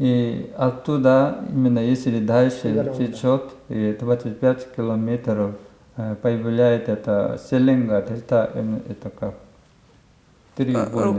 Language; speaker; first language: Russian; non-native, learner; Korean